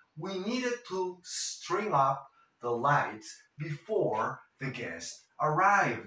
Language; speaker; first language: English; non-native, fluent; Spanish